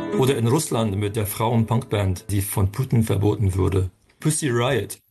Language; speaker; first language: German; non-native, fluent; English